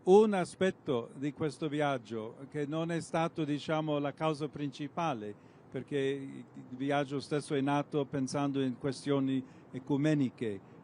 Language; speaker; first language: Italian; non-native, fluent; English